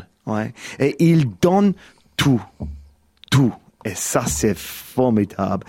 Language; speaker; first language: French; non-native, learner; English